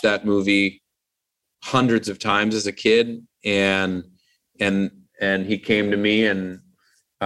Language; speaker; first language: English; native; English